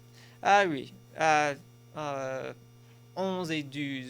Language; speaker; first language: French; non-native, learner; English